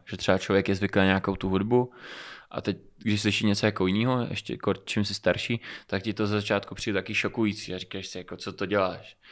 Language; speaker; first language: Czech; early bilingual, other home language; Romanian